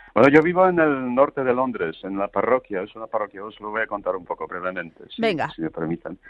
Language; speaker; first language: Spanish; non-native, fluent; Polish